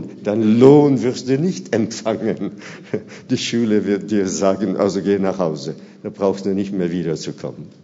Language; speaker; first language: German; non-native, fluent; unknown